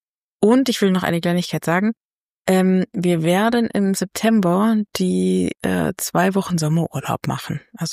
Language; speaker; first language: German; native; German